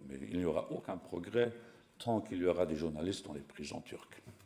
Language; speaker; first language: French; non-native, local second language; Luxembourgish